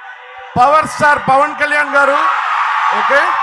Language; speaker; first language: Telugu; non-native, learner; Tamil